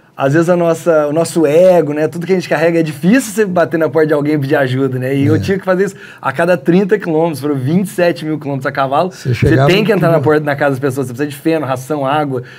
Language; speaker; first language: Portuguese; early bilingual, heritage; Portuguese